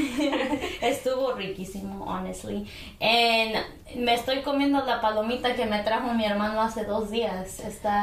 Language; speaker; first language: Spanish; early bilingual, heritage; Spanish